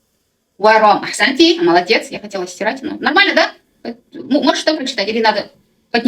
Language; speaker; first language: Russian; non-native, local second language; Kazakh